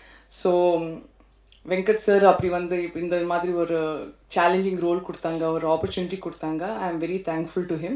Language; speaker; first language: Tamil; non-native, fluent; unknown